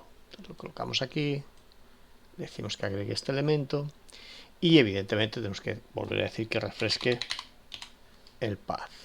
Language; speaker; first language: Spanish; native; Spanish